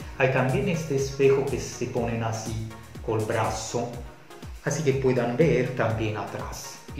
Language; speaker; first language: Spanish; non-native, fluent; Italian